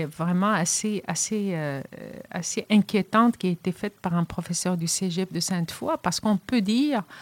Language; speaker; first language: French; non-native, local second language; Arabic